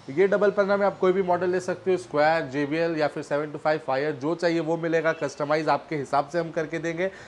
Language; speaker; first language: Hindi; native; Hindi